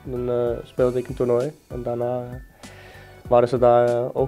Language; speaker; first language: Dutch; non-native, fluent; Danish